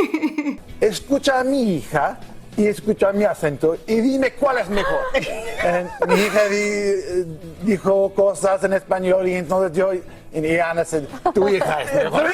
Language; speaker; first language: Spanish; non-native, learner; English